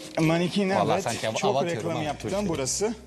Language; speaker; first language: Turkish; non-native, learner; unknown